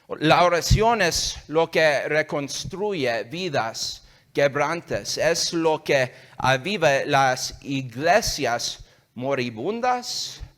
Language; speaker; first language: Spanish; early bilingual, heritage; English